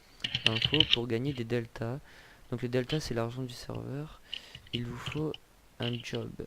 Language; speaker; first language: French; native; French